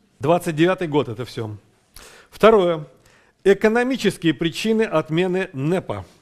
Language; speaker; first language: Russian; native; Russian